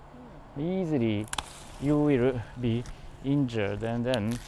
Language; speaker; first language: English; non-native, learner; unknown